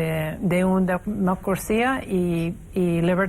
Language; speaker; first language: Spanish; non-native, fluent; English